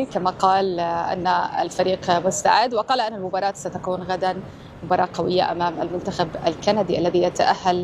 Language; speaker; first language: Arabic; native; Arabic